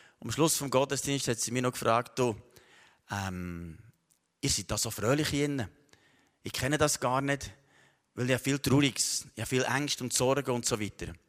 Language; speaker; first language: German; native; German